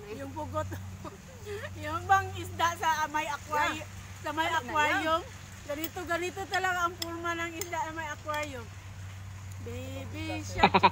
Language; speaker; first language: Filipino; non-native, local second language; Cebuano